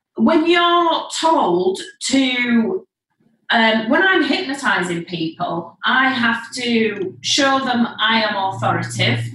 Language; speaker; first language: English; native; English